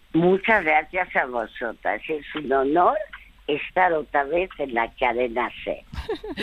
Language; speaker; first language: Spanish; early bilingual, other home language; French